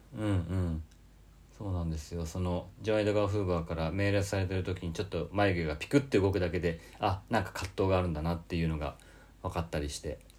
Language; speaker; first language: Japanese; native; Japanese